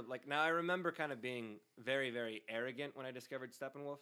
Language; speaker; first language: English; early bilingual, other home language; Spanish